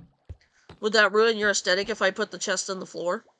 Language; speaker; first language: English; native; English